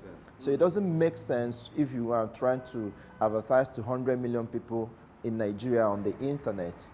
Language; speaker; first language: English; non-native, local second language; Igbo